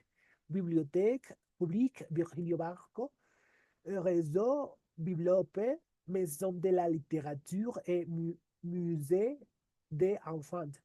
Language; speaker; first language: French; non-native, learner; Spanish